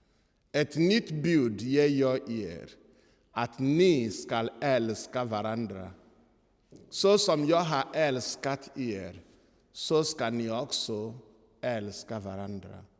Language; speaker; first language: Swedish; non-native, fluent; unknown